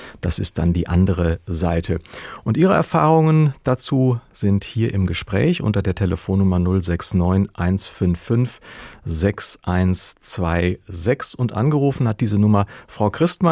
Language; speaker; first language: German; native; German